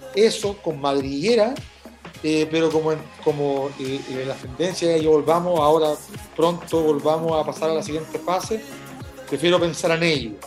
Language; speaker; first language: Spanish; native; Spanish